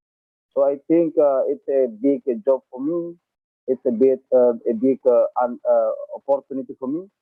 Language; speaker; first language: English; non-native, learner; Indonesian